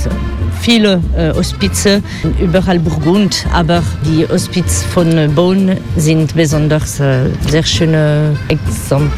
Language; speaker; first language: German; non-native, fluent; French